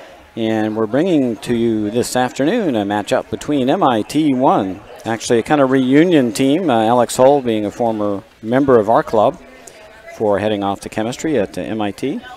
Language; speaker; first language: English; native; English